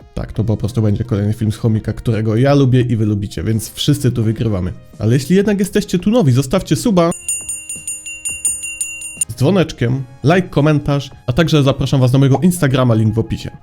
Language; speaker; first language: Polish; native; Polish